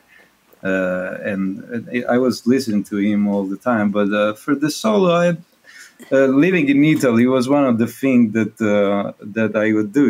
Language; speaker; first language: English; non-native, fluent; Italian